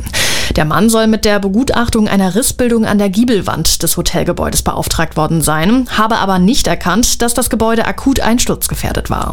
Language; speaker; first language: German; native; German